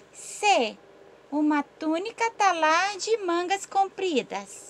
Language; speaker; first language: Portuguese; native; Portuguese